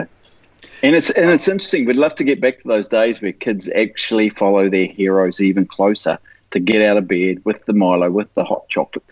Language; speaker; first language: English; native; English